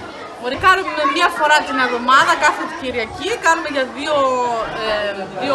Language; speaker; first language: Greek; early bilingual, heritage; Greek